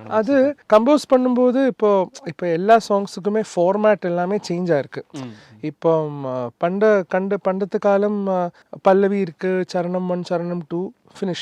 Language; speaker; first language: Tamil; non-native, learner; Malayalam